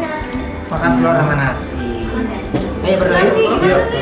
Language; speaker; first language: Indonesian; native; Indonesian